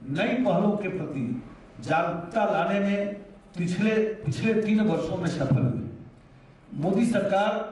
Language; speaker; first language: Hindi; native; Hindi